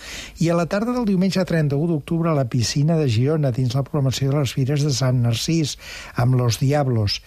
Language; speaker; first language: Catalan; native; Catalan